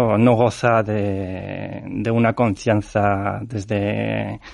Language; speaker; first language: Spanish; non-native, fluent; Ukrainian